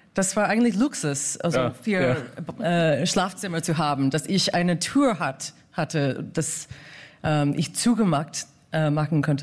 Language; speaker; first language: German; non-native, fluent; English